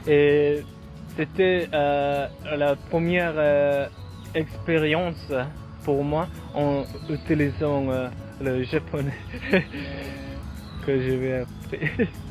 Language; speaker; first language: French; non-native, learner; Mongolian